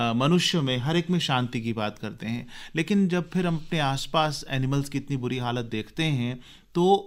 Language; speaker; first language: Hindi; native; Hindi